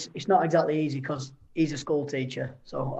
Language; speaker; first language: English; native; English